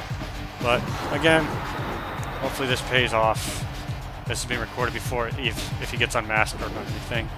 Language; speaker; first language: English; native; English